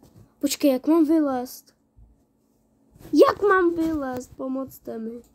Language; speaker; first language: Czech; early bilingual, other home language; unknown